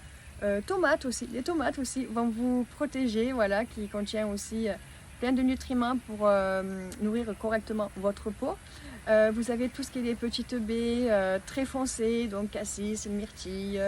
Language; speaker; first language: French; native; French